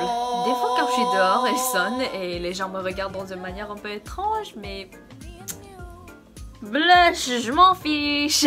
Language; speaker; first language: French; non-native, fluent; Korean